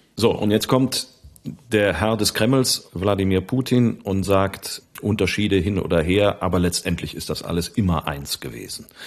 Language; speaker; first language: German; native; German